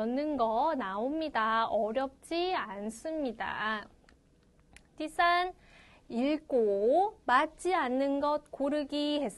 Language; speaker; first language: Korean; non-native, fluent; Chinese